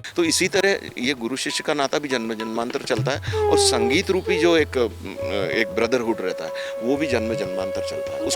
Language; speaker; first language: Hindi; native; Hindi